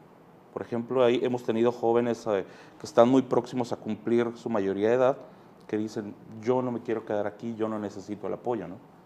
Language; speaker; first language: Spanish; native; Spanish